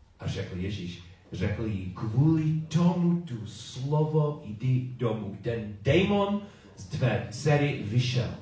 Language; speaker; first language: Czech; non-native, learner; English